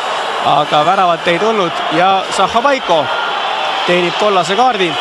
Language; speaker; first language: Estonian; native; Estonian